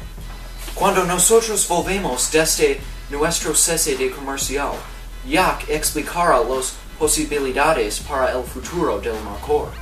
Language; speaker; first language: Spanish; non-native, learner; English